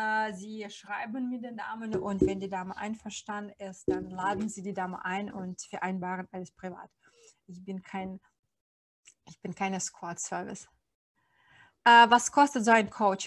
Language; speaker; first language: German; non-native, fluent; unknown